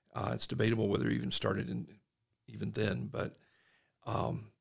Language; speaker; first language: English; native; English